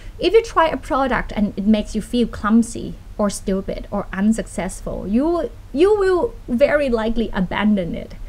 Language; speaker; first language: English; non-native, fluent; Thai